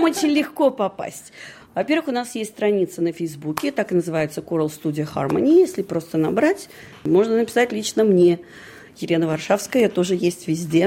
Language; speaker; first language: Russian; native; Russian